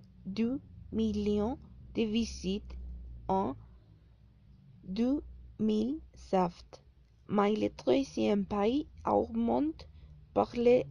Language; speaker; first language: French; non-native, learner; Spanish